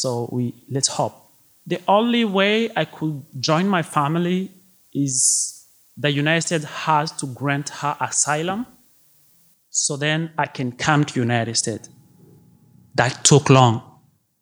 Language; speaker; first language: English; non-native, fluent; Rundi